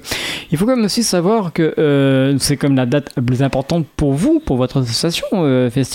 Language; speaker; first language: French; native; French